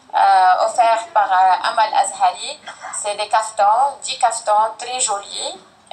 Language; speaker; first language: French; non-native, fluent; Arabic